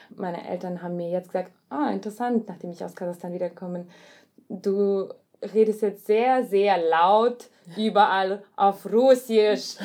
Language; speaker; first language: German; early bilingual, other home language; Russian